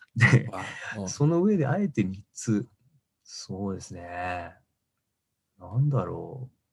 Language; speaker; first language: Japanese; native; Japanese